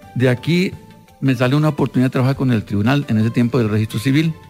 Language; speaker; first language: Spanish; non-native, local second language; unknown